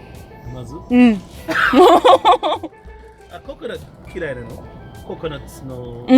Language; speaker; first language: Japanese; non-native, learner; English